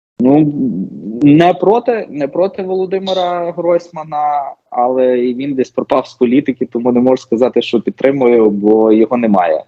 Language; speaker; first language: Ukrainian; native; Ukrainian